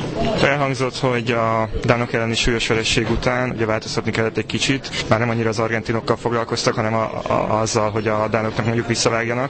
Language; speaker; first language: Hungarian; native; Hungarian